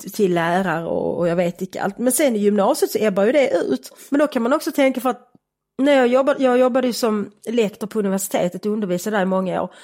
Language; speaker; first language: Swedish; native; Swedish